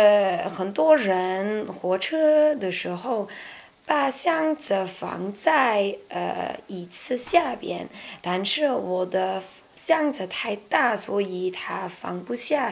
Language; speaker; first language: Chinese; non-native, learner; Dutch